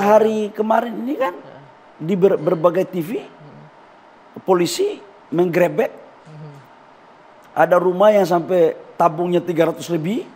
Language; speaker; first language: Indonesian; native; Indonesian